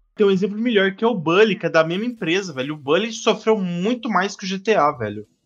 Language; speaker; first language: Portuguese; native; Portuguese